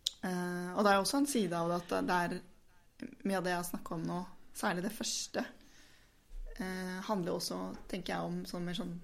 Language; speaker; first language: Norwegian; native; Norwegian